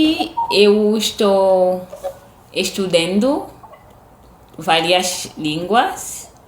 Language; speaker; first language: Portuguese; non-native, learner; Haitian Creole